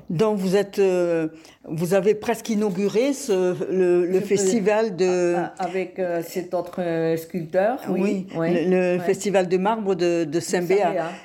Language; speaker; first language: French; non-native, fluent; Spanish